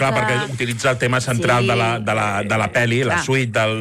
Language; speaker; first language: Catalan; native; Catalan